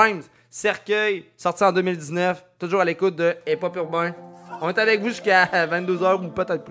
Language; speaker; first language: French; native; French